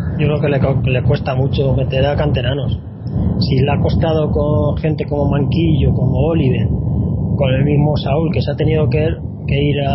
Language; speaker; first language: Spanish; native; Spanish